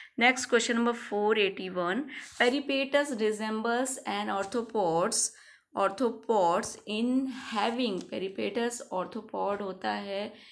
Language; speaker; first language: Hindi; native; Hindi